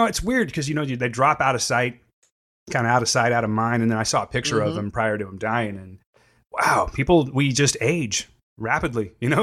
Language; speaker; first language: English; native; English